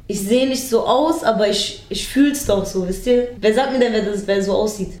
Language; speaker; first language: German; early bilingual, other home language; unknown